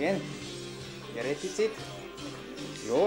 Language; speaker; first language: Hungarian; non-native, learner; German